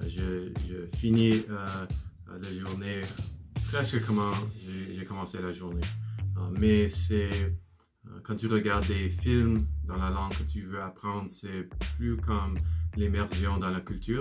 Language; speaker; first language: French; non-native, learner; English